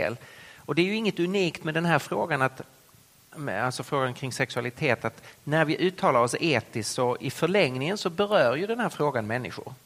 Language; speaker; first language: Swedish; native; Swedish